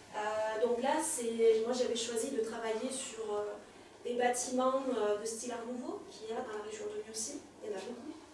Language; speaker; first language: French; native; French